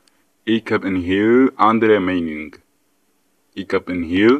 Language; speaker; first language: Dutch; non-native, fluent; Tigrinya